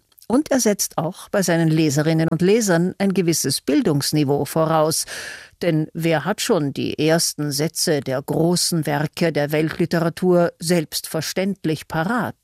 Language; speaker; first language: German; native; German